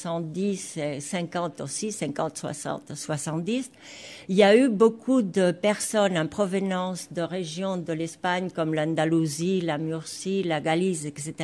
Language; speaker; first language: French; non-native, fluent; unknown